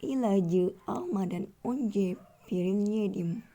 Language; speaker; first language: Turkish; non-native, learner; Indonesian